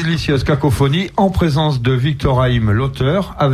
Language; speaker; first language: French; native; French